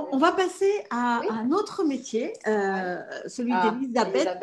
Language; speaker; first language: French; native; French